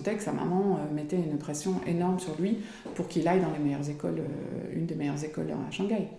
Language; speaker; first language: French; native; French